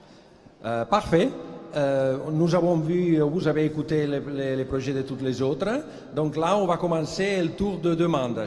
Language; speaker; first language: French; non-native, fluent; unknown